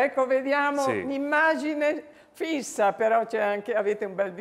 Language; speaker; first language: Italian; native; Italian